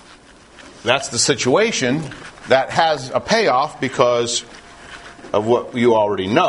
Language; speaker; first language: English; native; English